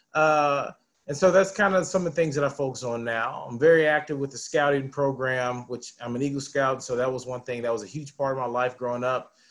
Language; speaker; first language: English; native; English